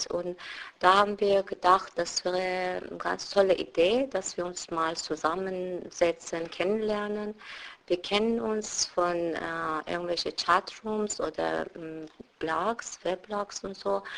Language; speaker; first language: German; non-native, fluent; Persian